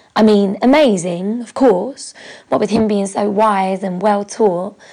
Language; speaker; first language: English; native; English